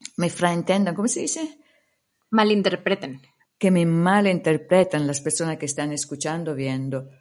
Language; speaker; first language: Spanish; non-native, fluent; Italian